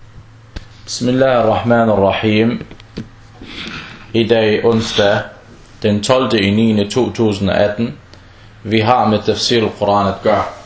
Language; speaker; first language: Danish; early bilingual, other home language; Arabic